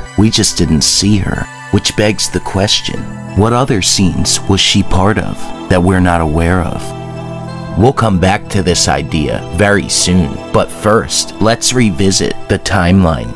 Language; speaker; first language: English; native; English